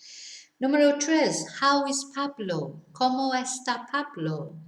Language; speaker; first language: Spanish; non-native, fluent; English